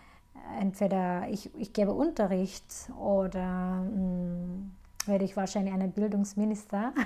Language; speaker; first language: German; non-native, fluent; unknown